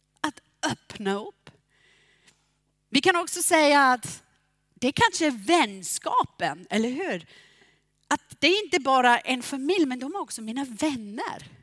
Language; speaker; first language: Swedish; non-native, fluent; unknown